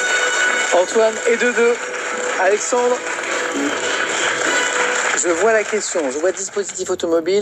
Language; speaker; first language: French; native; French